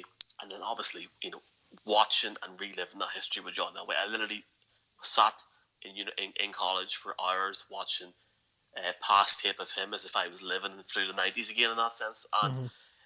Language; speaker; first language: English; native; English